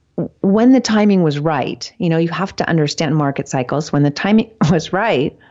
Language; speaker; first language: English; native; English